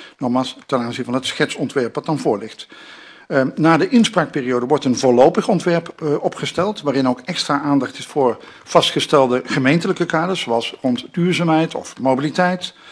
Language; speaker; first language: Dutch; native; Dutch